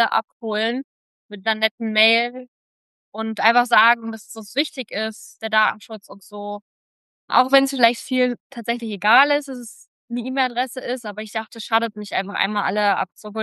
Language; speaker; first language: German; native; German